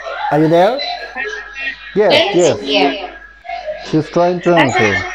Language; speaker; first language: English; non-native, fluent; Spanish